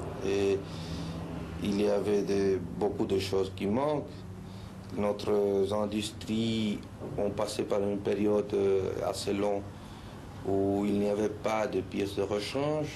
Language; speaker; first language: French; non-native, local second language; Spanish